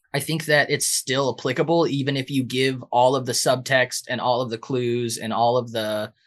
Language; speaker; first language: English; native; English